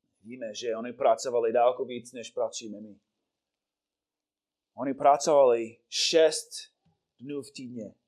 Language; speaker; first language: Czech; non-native, fluent; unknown